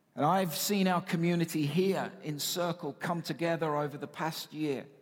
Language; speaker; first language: English; native; English